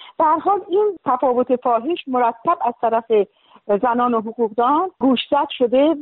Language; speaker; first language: Persian; native; Persian